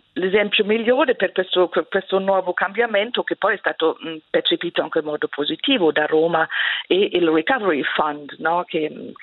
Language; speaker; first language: Italian; non-native, fluent; German